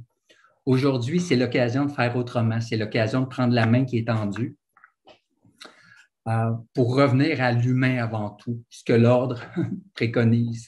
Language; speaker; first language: French; native; French